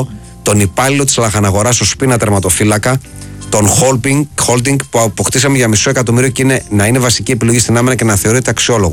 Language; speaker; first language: Greek; native; Greek